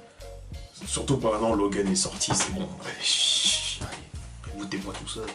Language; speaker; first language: French; native; French